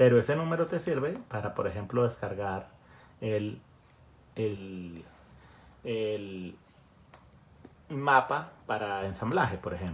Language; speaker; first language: Spanish; native; Spanish